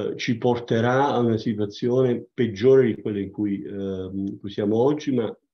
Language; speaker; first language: Italian; native; Italian